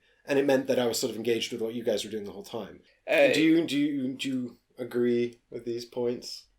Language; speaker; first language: English; native; English